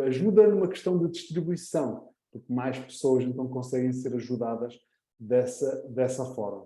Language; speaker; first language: Portuguese; early bilingual, heritage; Portuguese